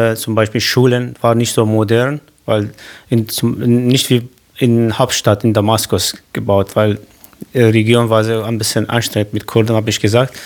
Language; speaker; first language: German; non-native, learner; Kurdish